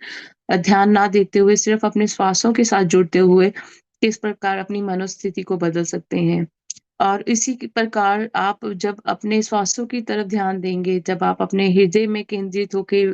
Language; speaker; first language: Hindi; native; Hindi